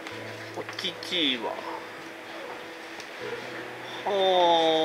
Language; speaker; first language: Japanese; native; Japanese